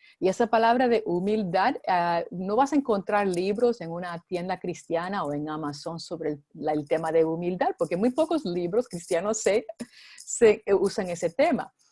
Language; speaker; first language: Spanish; native; Spanish